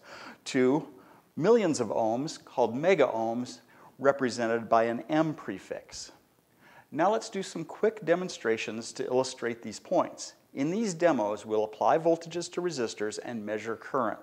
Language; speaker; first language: English; native; English